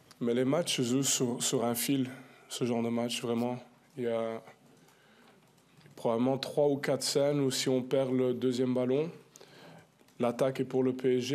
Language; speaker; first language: French; native; French